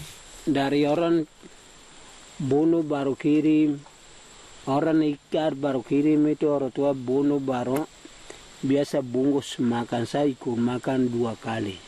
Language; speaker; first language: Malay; non-native, local second language; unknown